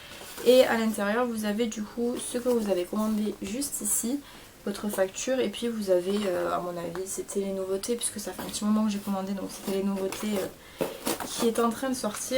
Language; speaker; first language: French; native; French